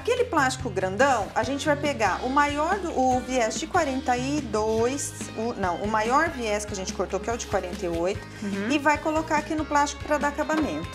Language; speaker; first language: Portuguese; native; Portuguese